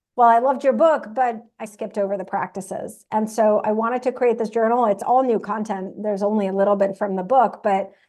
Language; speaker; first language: English; non-native, fluent; Russian